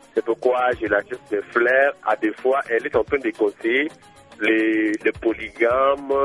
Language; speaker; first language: French; non-native, local second language; Luba-Lulua